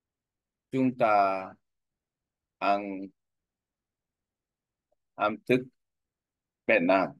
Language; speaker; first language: Vietnamese; non-native, learner; Korean